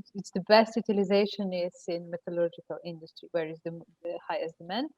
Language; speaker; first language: English; non-native, fluent; Slovenian